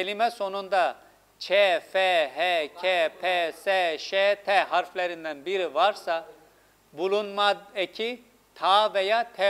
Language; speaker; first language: Turkish; non-native, fluent; Urdu